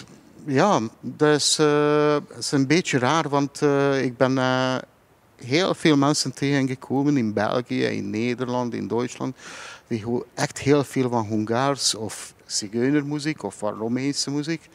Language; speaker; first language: Dutch; non-native, fluent; Hungarian